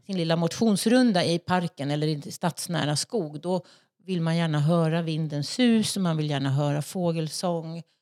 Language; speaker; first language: Swedish; native; Swedish